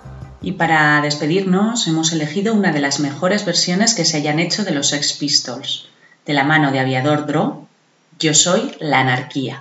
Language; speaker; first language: Spanish; native; Spanish